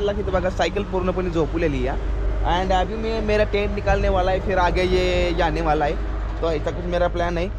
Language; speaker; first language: Hindi; non-native, local second language; Marathi